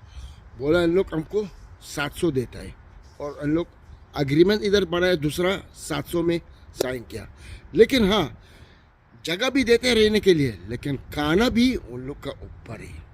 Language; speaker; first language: Hindi; non-native, learner; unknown